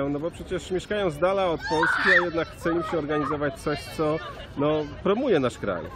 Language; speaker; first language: Polish; native; Polish